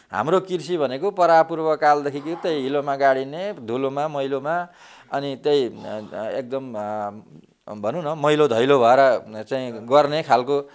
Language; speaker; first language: Nepali; native; Nepali